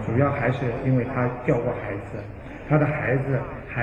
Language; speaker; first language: Chinese; native; Chinese